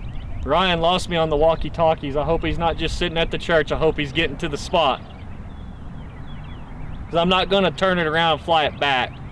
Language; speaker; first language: English; native; English